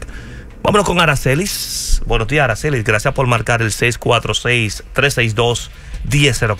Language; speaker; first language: Spanish; native; Spanish